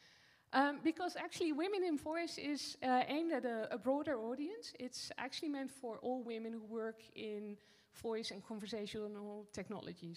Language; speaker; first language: English; non-native, fluent; Dutch